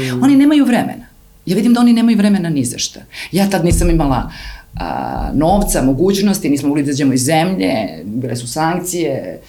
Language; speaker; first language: Serbian; native; Serbian